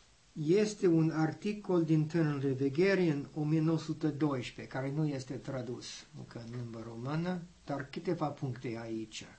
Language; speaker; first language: Romanian; non-native, learner; English